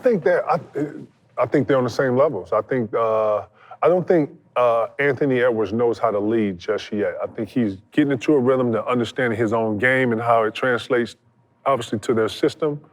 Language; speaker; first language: English; native; English